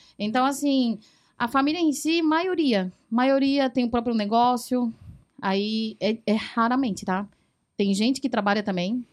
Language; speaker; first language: Portuguese; early bilingual, other home language; Chinese